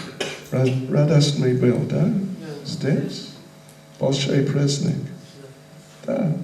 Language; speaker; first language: Russian; non-native, learner; English